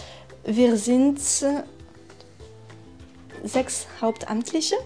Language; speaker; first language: German; non-native, fluent; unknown